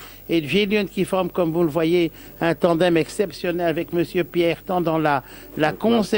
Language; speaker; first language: French; native; French